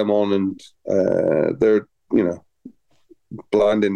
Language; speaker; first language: English; native; English